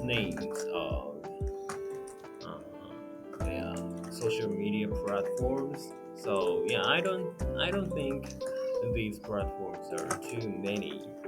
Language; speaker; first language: English; non-native, learner; Japanese